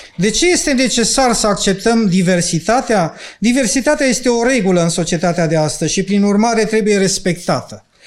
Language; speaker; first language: Romanian; non-native, local second language; Ukrainian